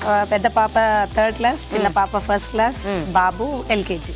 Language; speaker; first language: Telugu; native; Telugu